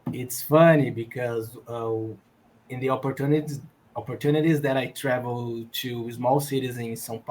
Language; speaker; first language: English; non-native, learner; Portuguese